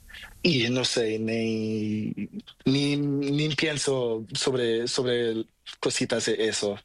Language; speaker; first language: Spanish; non-native, learner; Portuguese